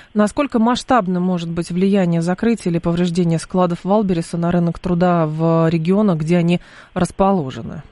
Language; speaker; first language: Russian; native; Russian